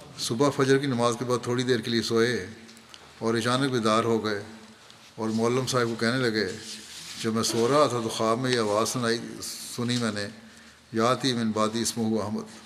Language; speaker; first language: Urdu; native; Urdu